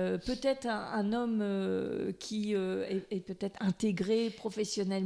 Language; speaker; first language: French; native; French